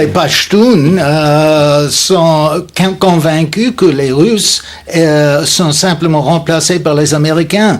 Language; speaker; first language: French; non-native, fluent; English